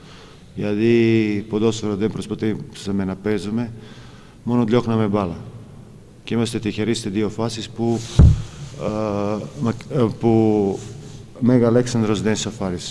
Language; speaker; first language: Greek; non-native, fluent; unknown